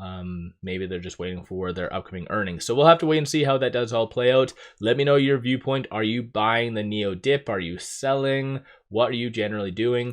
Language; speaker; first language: English; native; English